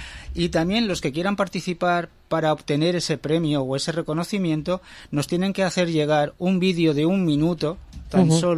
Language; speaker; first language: Spanish; native; Spanish